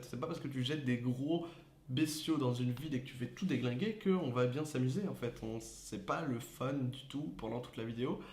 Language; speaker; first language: French; native; French